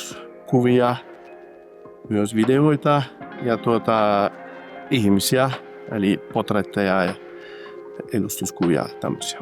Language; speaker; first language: Finnish; non-native, fluent; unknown